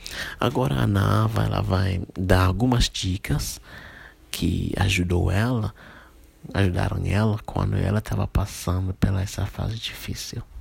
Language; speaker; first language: Portuguese; non-native, fluent; English